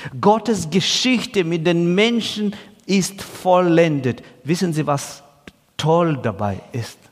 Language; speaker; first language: German; non-native, fluent; Russian